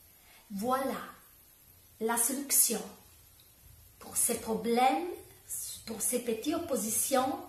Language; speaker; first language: French; non-native, learner; Italian